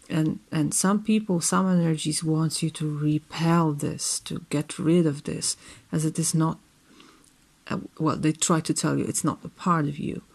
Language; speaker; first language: English; non-native, fluent; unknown